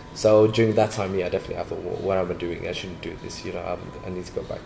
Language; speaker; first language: English; non-native, fluent; Swedish